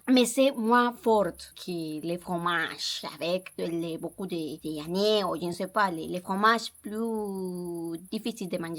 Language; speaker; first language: French; non-native, learner; Spanish